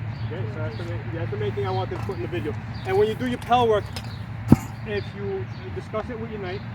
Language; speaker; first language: English; native; English